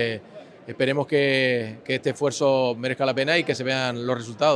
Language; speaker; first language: Spanish; native; Spanish